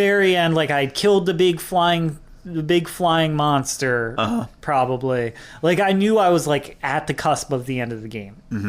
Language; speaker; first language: English; native; English